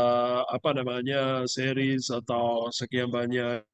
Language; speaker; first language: Indonesian; native; Indonesian